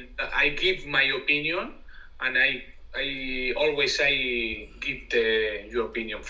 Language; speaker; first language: English; non-native, learner; Spanish